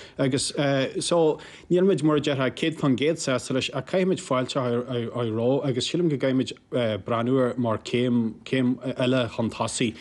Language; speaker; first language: Irish; native; Irish